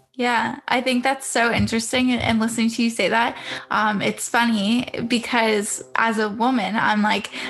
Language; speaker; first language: English; native; English